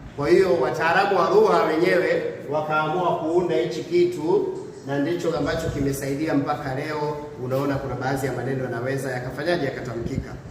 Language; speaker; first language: Swahili; native; Swahili